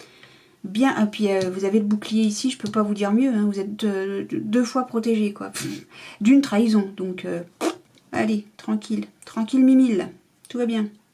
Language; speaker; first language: French; native; French